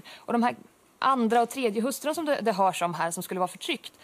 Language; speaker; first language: Swedish; native; Swedish